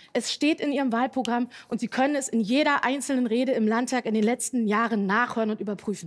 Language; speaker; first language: German; native; German